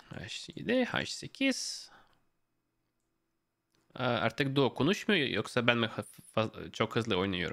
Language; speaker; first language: Turkish; non-native, fluent; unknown